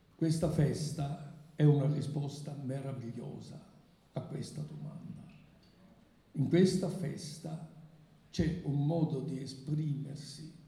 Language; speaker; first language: Italian; non-native, fluent; German